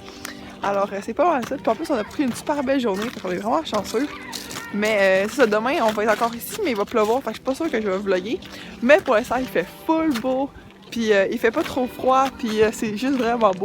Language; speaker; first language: French; native; French